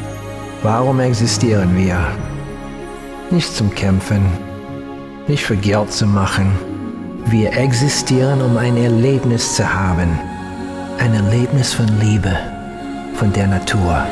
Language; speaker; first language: German; non-native, fluent; English